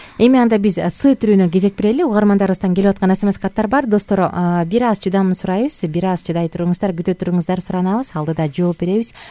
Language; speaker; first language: Kyrgyz; native; Kyrgyz